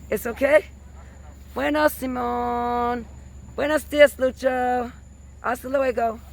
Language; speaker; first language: Spanish; non-native, learner; English